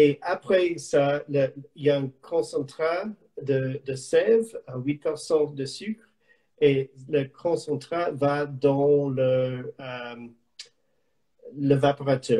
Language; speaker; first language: French; non-native, learner; English